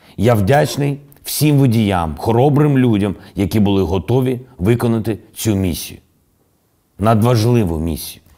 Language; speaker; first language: Ukrainian; non-native, local second language; Russian